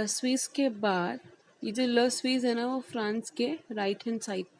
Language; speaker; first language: Hindi; native; Hindi